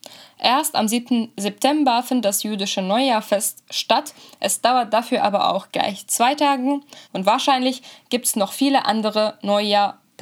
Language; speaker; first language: German; native; German